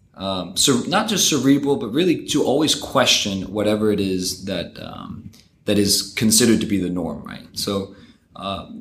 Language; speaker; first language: English; early bilingual, other home language; Danish